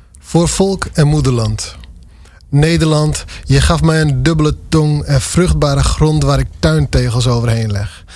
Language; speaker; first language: Dutch; non-native, local second language; Western Frisian